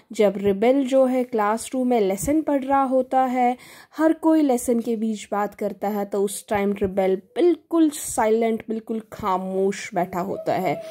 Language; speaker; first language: Hindi; native; Hindi